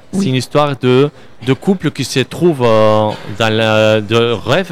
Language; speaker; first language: French; non-native, learner; Spanish